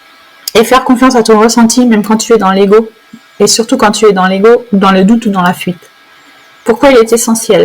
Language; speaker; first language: French; native; French